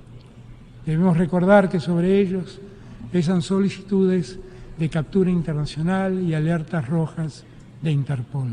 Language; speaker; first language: Spanish; native; Spanish